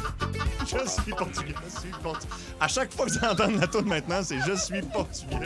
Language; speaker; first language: French; native; French